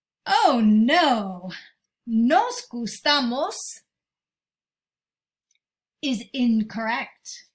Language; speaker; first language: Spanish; non-native, fluent; English